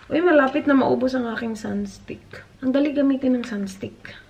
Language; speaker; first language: Filipino; native; Filipino